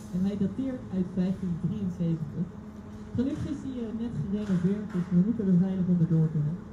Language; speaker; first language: Dutch; native; Dutch